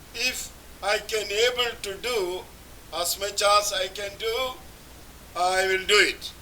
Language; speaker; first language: English; non-native, local second language; Malayalam